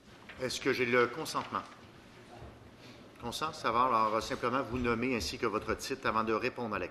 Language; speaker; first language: French; native; French